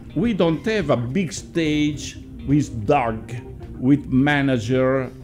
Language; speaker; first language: English; non-native, learner; Italian